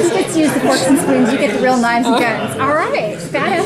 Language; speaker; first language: English; native; English